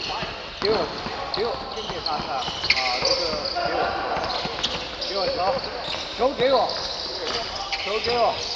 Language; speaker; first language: Chinese; non-native, local second language; Cantonese